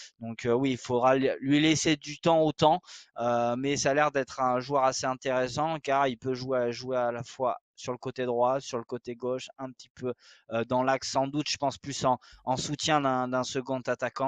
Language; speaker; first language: French; native; French